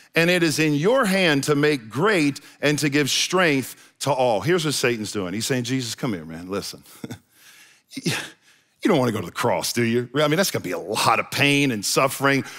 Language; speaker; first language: English; native; English